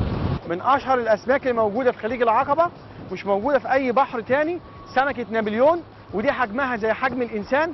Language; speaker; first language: Arabic; native; Arabic